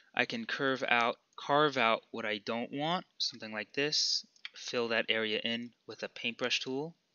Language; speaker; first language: English; native; English